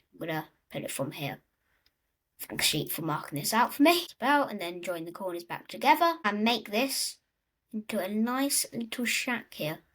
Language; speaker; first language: English; native; English